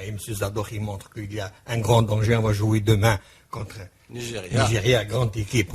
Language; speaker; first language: French; non-native, local second language; Arabic